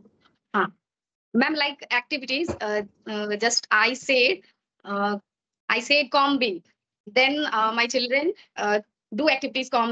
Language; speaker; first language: English; non-native, learner; Maithili